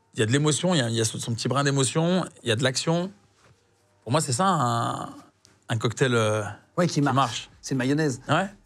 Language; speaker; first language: French; native; French